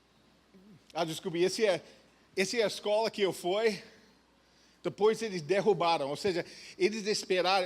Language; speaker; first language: Portuguese; non-native, fluent; English